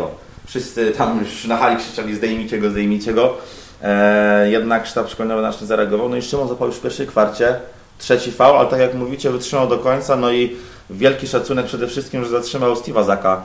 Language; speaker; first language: Polish; native; Polish